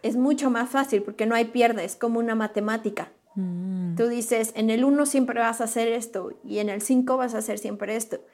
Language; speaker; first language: Spanish; native; Spanish